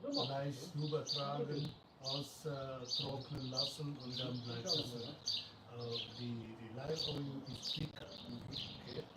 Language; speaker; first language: German; non-native, fluent; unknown